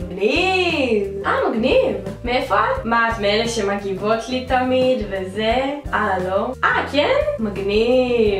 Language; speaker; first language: Hebrew; native; Hebrew